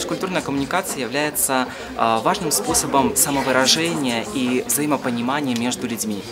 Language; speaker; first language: Russian; native; Russian